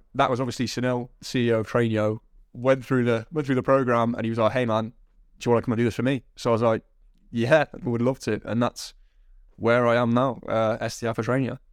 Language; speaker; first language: English; native; English